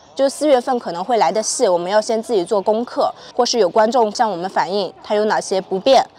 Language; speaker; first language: Chinese; native; Chinese